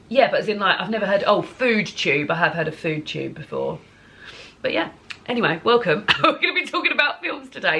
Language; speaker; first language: English; native; English